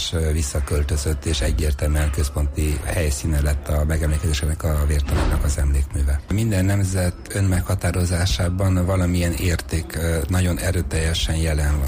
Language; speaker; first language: Hungarian; native; Hungarian